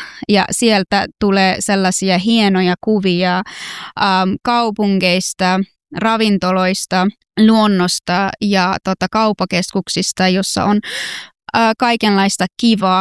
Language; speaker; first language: Finnish; non-native, fluent; Persian